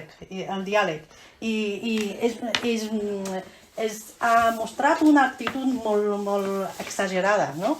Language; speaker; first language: Catalan; non-native, fluent; Chinese